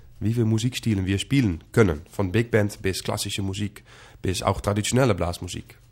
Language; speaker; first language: German; non-native, fluent; Dutch